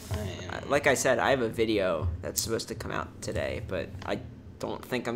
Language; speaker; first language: English; native; English